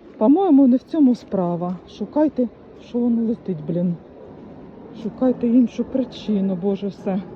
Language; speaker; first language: Ukrainian; non-native, local second language; Russian